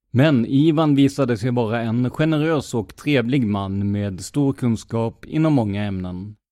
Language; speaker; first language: Swedish; native; Swedish